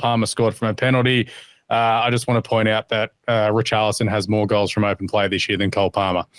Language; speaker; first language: English; native; English